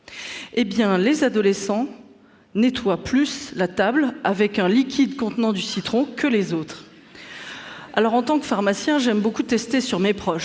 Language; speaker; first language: French; native; French